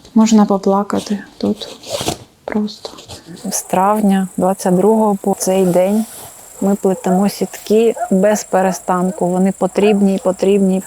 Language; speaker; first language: Ukrainian; non-native, local second language; Russian